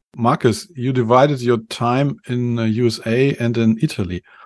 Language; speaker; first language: English; non-native, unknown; German